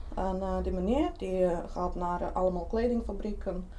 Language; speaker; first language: Dutch; non-native, fluent; Lithuanian